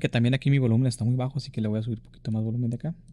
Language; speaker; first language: Spanish; native; Spanish